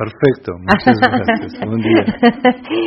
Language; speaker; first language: Spanish; non-native, fluent; Italian